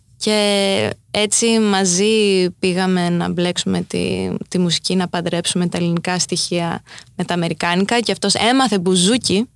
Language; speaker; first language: Greek; early bilingual, heritage; Greek